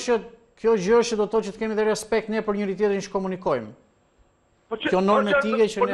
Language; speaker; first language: Albanian; native; Albanian